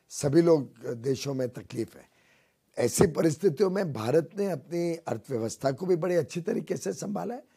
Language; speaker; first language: Hindi; native; Hindi